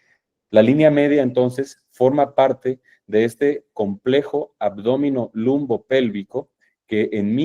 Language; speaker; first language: Spanish; native; Spanish